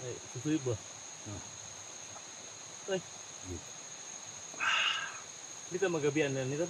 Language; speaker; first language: Filipino; non-native, local second language; Cebuano